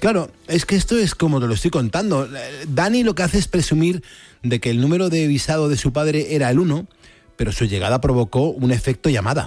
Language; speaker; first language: Spanish; native; Spanish